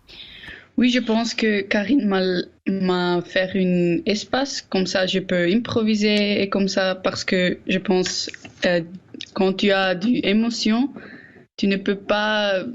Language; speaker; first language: French; non-native, learner; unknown